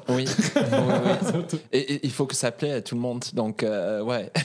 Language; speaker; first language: French; non-native, fluent; Norwegian